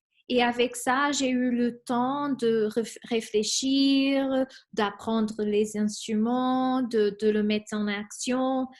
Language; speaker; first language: French; non-native, fluent; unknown